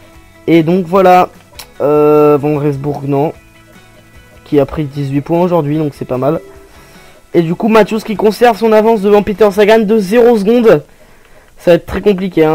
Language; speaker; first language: French; native; French